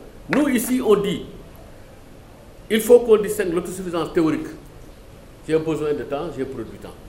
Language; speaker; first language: French; non-native, local second language; Wolof